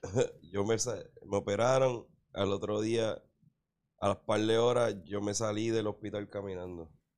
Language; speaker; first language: Spanish; early bilingual, heritage; Spanish